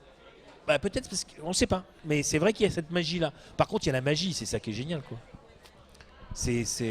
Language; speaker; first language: French; native; French